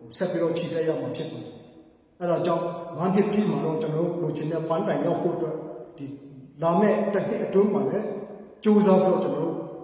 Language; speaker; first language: Burmese; non-native, local second language; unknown